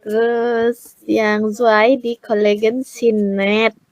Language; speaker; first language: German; non-native, learner; Indonesian